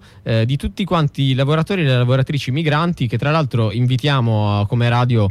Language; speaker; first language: Italian; native; Italian